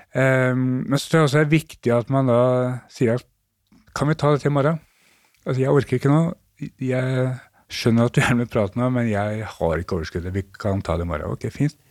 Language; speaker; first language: Norwegian; native; Norwegian